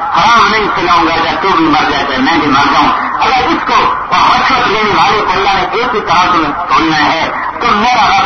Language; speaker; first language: Urdu; native; Urdu